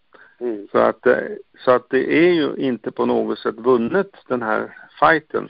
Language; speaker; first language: Swedish; native; Swedish